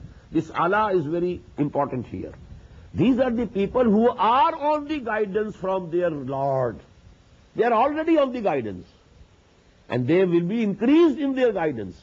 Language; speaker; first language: English; non-native, local second language; Urdu